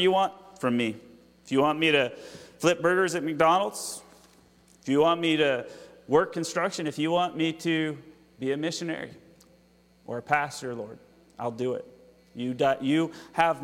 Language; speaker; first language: English; native; English